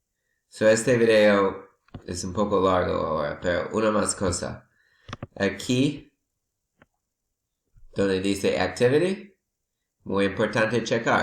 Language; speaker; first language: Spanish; non-native, learner; English